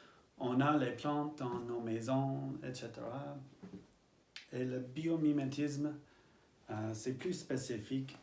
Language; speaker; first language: French; non-native, learner; English